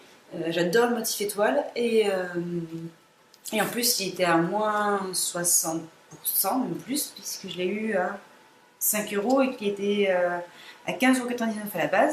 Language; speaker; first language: French; native; French